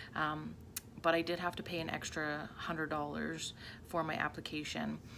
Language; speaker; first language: English; native; English